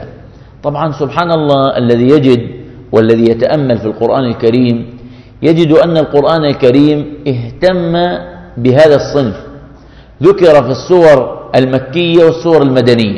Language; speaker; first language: Arabic; native; Arabic